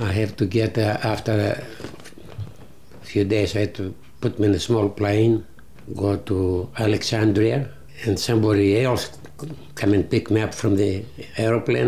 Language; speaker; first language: English; non-native, learner; Greek